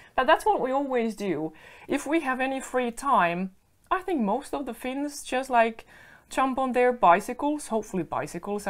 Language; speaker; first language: English; non-native, fluent; Finnish